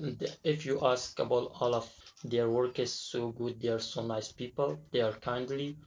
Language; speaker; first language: English; non-native, learner; Persian